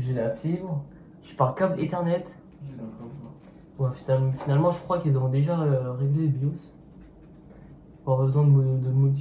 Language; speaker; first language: French; native; French